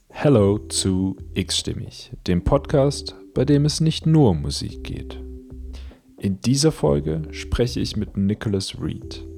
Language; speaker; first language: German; native; German